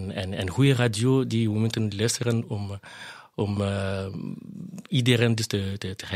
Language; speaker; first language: Dutch; non-native, fluent; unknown